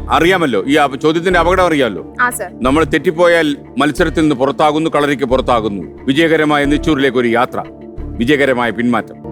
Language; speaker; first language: Malayalam; native; Malayalam